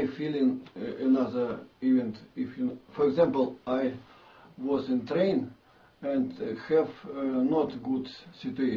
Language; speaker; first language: English; non-native, learner; Russian